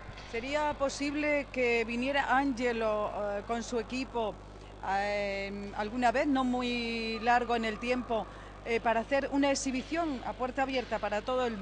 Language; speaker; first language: Spanish; native; Spanish